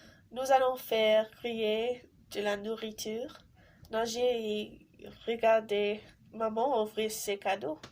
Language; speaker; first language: French; non-native, learner; English